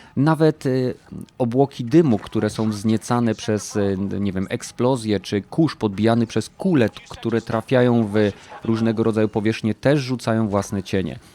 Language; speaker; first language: Polish; native; Polish